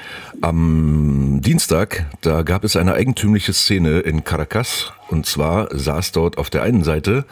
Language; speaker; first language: German; native; German